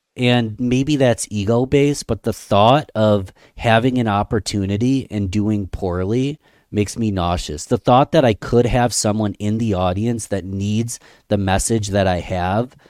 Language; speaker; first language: English; native; English